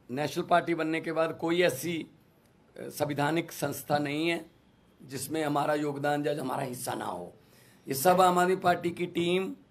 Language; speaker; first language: Hindi; non-native, local second language; Punjabi